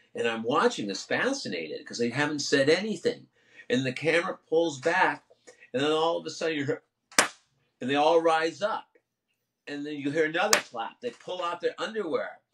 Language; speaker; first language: English; native; English